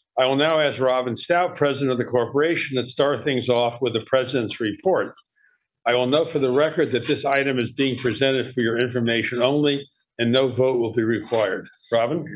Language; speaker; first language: English; native; English